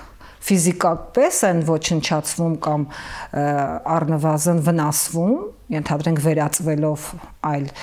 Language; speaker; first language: Armenian; native; Armenian